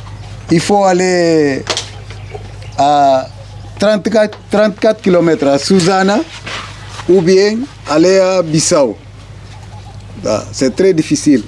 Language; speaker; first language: French; non-native, fluent; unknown